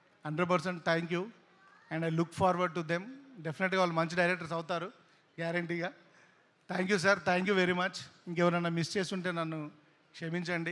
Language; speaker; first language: Telugu; native; Telugu